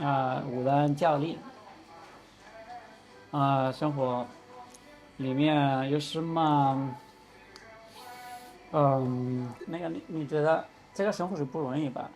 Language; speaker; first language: Chinese; non-native, learner; Spanish